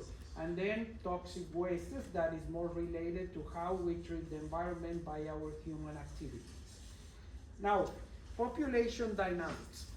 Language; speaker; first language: English; non-native, fluent; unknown